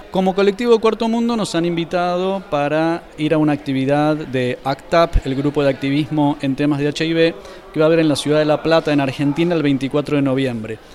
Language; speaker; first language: Spanish; native; Spanish